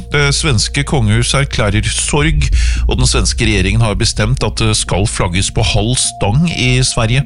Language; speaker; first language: Norwegian; native; Norwegian